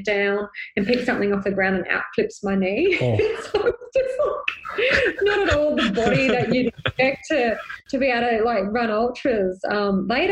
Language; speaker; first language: English; native; English